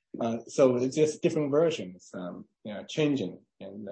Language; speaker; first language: English; non-native, fluent; Chinese